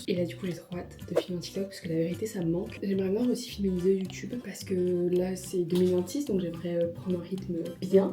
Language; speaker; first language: French; native; French